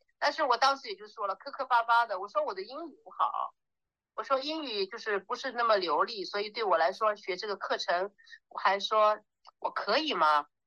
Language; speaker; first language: Chinese; native; Chinese